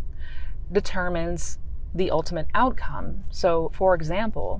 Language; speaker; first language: English; native; English